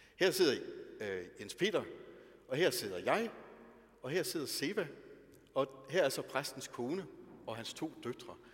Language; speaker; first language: Danish; native; Danish